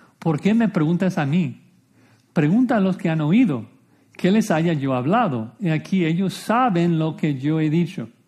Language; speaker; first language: Spanish; non-native, fluent; English